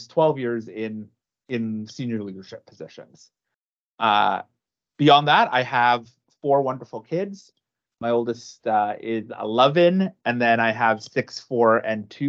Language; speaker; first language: English; native; English